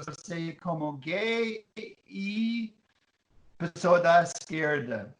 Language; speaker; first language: Portuguese; non-native, fluent; English